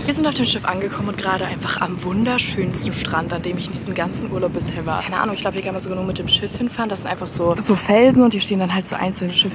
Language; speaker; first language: German; native; German